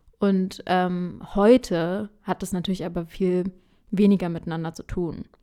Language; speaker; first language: German; early bilingual, other home language; Urdu